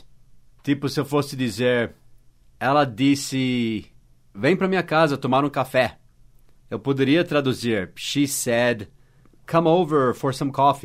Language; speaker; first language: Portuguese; non-native, fluent; English